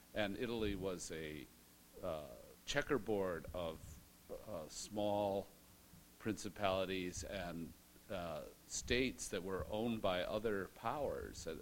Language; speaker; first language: English; native; English